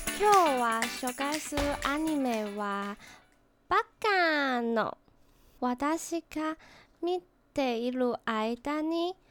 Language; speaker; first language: Japanese; non-native, learner; Chinese